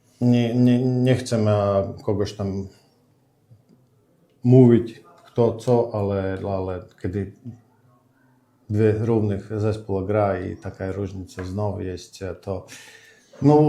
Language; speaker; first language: Polish; non-native, learner; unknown